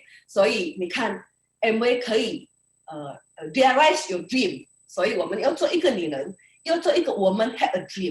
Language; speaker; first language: Chinese; early bilingual, heritage; Indonesian